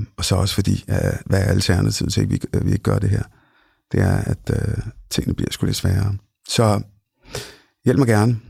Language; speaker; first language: Danish; early bilingual, other home language; Punjabi